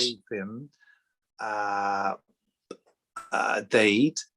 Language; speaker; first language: Welsh; non-native, learner; English